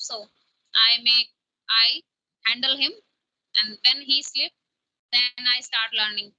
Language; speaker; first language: English; non-native, local second language; Hindi